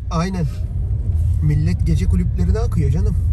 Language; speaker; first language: Turkish; native; Turkish